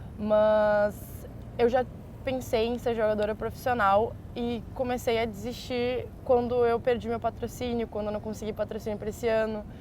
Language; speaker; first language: Portuguese; native; Portuguese